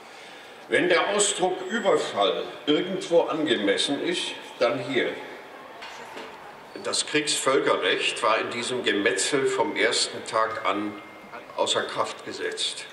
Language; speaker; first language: German; native; German